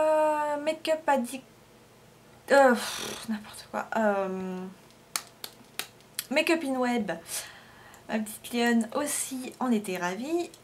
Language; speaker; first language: French; native; French